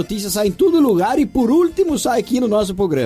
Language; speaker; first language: Portuguese; native; Portuguese